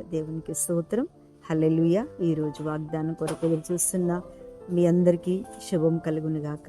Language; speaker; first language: Telugu; native; Telugu